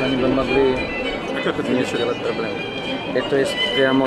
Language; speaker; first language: Russian; non-native, learner; Czech